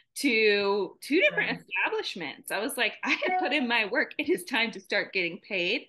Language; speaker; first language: English; native; English